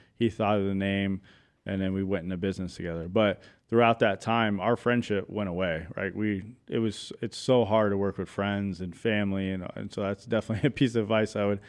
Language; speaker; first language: English; native; English